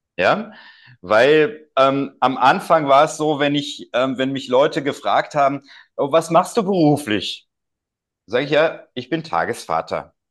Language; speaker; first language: German; native; German